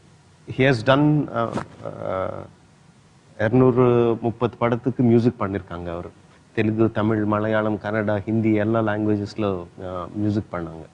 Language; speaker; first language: Tamil; non-native, fluent; Telugu